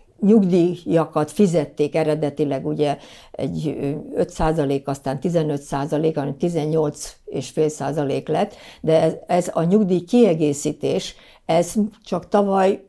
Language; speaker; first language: Hungarian; native; Hungarian